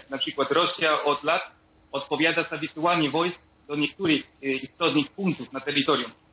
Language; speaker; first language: Polish; non-native, learner; Spanish